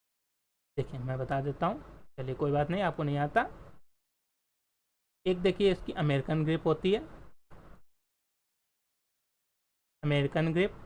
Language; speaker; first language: Hindi; native; Hindi